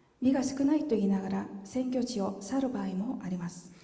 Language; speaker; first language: Japanese; non-native, fluent; Korean